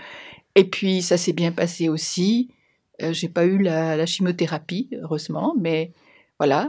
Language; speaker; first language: French; native; French